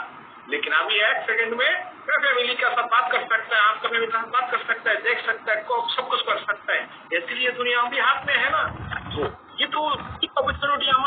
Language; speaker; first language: Hindi; non-native, fluent; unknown